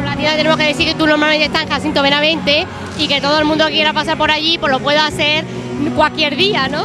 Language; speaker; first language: Spanish; native; Spanish